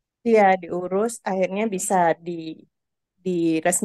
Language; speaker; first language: Indonesian; native; Indonesian